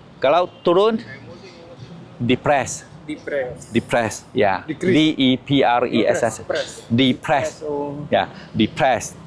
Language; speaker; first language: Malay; non-native, local second language; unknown